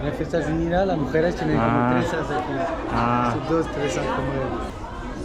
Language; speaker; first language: Spanish; non-native, fluent; French